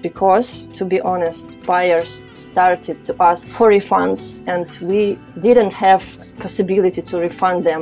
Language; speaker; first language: English; non-native, fluent; Ukrainian